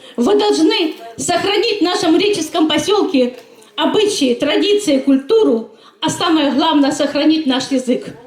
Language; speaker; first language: Russian; native; Russian